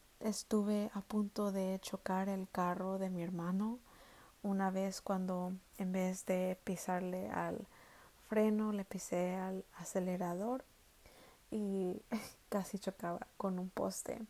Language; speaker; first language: Spanish; early bilingual, heritage; Spanish